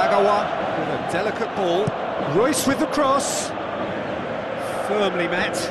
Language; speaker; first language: English; native; English